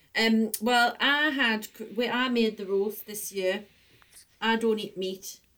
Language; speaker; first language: English; native; English